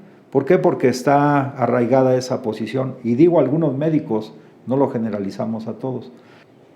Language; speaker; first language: Spanish; native; Spanish